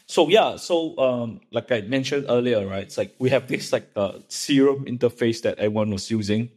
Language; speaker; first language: English; non-native, local second language; Chinese